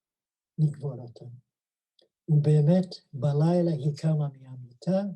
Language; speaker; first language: Hebrew; non-native, fluent; Yiddish